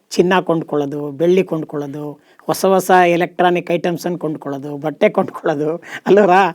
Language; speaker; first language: Kannada; native; Kannada